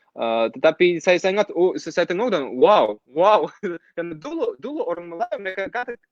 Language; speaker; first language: Indonesian; non-native, fluent; Russian